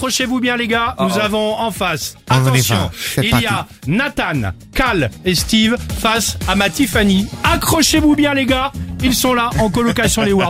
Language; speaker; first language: French; native; French